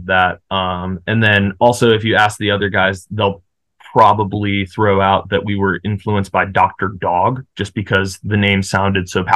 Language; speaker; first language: English; native; English